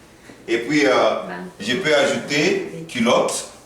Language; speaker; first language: French; non-native, fluent; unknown